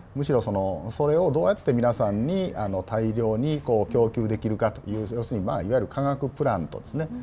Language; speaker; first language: Japanese; native; Japanese